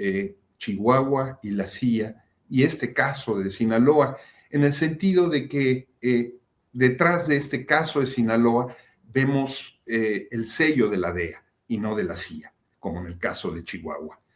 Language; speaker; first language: Spanish; native; Spanish